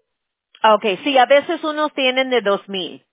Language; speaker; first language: Spanish; early bilingual, heritage; Spanish